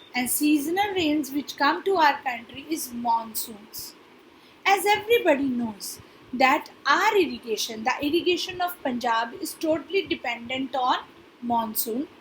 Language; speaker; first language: English; non-native, local second language; Punjabi